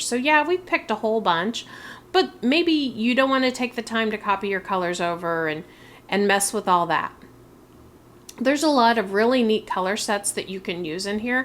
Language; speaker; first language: English; native; English